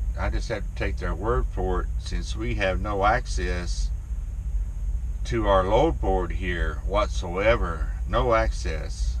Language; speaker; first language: English; native; English